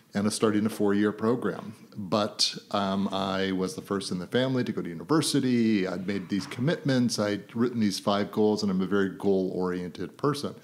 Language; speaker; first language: English; native; English